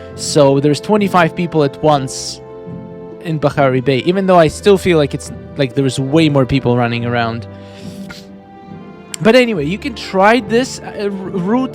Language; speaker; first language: English; non-native, fluent; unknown